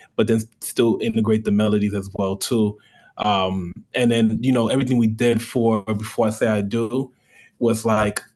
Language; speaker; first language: English; native; English